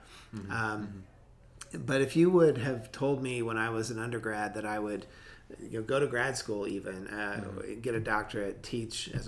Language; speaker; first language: English; native; English